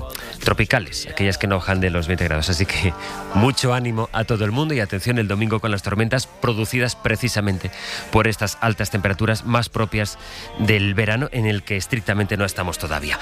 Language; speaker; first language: Spanish; native; Spanish